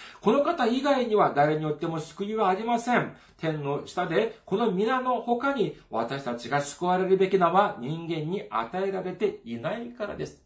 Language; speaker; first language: Japanese; non-native, fluent; Korean